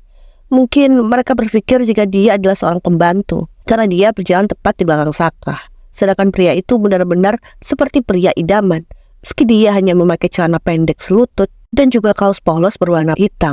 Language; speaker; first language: Indonesian; native; Indonesian